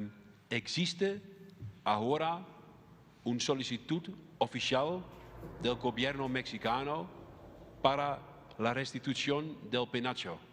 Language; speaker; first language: Spanish; non-native, fluent; Dutch